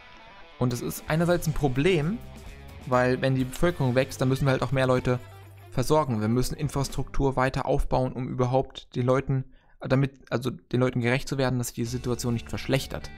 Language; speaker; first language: German; native; German